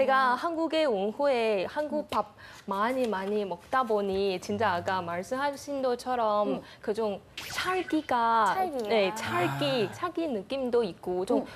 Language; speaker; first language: Korean; non-native, fluent; Chinese